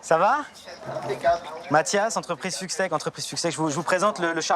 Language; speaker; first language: French; native; French